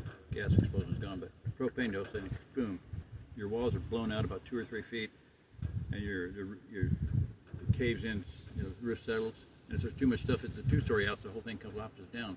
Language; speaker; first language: English; native; English